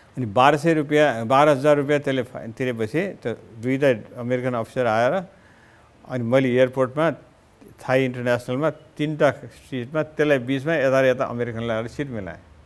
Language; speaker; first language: Nepali; native; Nepali